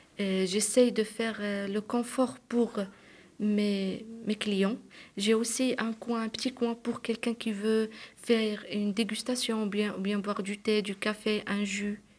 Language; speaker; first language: French; non-native, local second language; Arabic